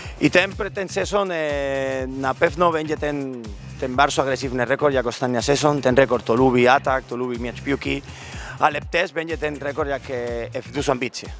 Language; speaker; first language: Polish; non-native, learner; Spanish